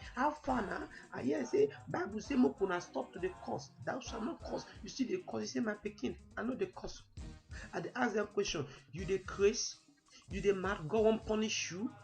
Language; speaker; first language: Nigerian Pidgin; native; Nigerian Pidgin